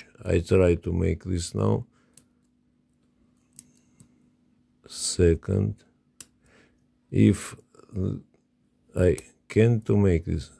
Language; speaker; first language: English; non-native, learner; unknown